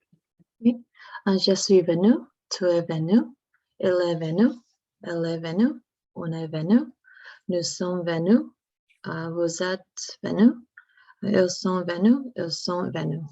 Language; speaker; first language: French; non-native, learner; English